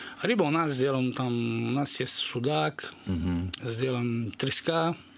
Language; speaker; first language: Russian; non-native, learner; Italian